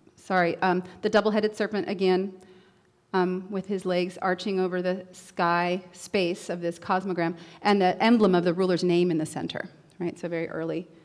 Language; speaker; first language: English; native; English